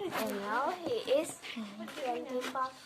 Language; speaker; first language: English; non-native, learner; Indonesian